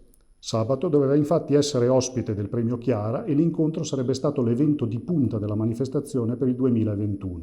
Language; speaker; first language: Italian; native; Italian